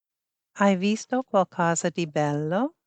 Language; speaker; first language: Italian; non-native, fluent; English